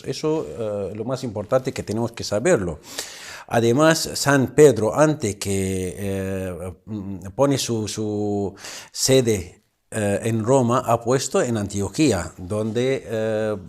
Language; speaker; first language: Spanish; non-native, fluent; Arabic